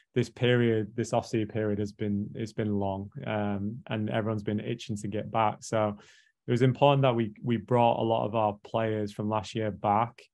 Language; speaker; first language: English; native; English